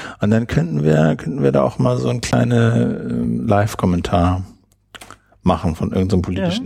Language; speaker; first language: German; native; German